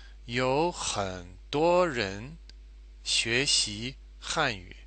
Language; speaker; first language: Chinese; non-native, fluent; English